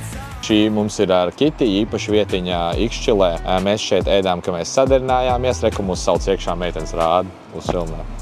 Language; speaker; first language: Latvian; native; Latvian